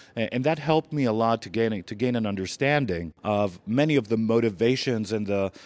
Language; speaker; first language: English; non-native, fluent; Greek